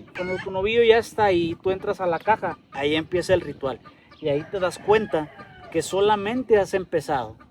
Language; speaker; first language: Spanish; native; Spanish